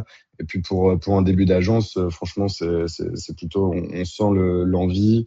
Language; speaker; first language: French; native; French